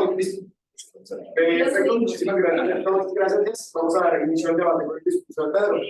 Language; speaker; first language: Spanish; native; Spanish